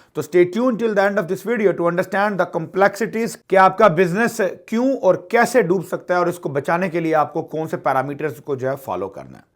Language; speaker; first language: Urdu; native; Urdu